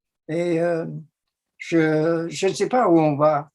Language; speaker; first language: French; non-native, fluent; English